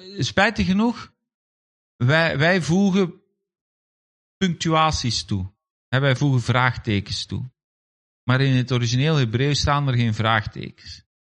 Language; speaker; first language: Dutch; native; Dutch